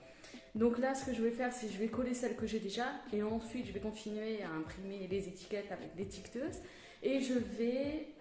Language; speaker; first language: French; native; French